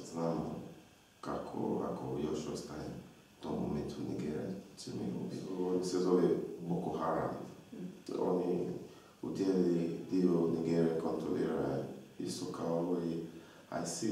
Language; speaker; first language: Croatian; non-native, learner; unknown